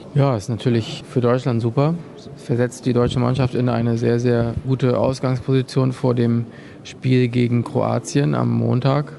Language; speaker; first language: German; native; German